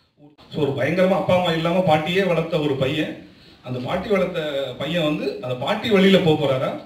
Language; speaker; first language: Tamil; native; Tamil